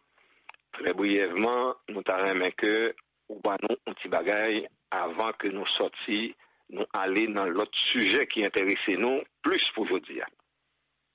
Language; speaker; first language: French; non-native, local second language; Haitian Creole